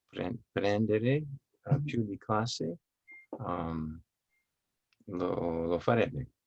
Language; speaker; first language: Italian; non-native, learner; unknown